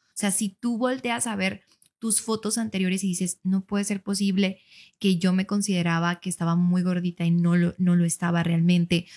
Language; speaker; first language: Spanish; native; Spanish